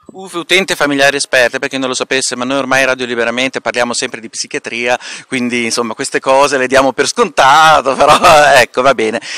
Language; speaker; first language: Italian; native; Italian